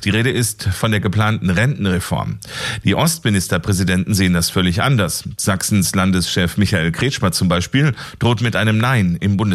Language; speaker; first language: German; native; German